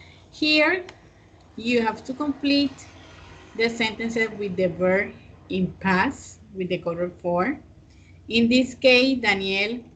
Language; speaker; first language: English; non-native, fluent; Spanish